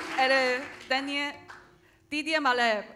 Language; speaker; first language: French; non-native, learner; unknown